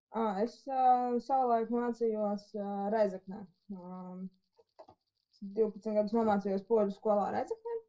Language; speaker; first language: Latvian; non-native, local second language; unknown